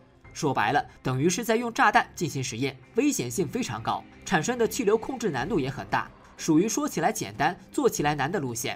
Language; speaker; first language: Chinese; native; Chinese